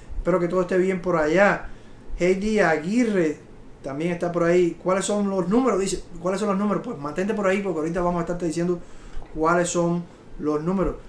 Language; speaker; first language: Spanish; native; Spanish